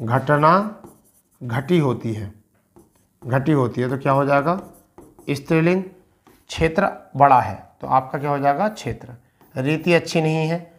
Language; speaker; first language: Hindi; native; Hindi